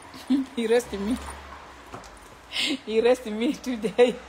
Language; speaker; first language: English; non-native, learner; French